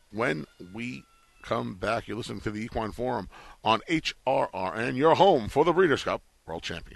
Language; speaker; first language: English; native; English